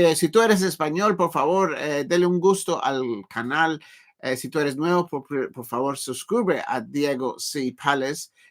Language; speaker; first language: Spanish; non-native, learner; English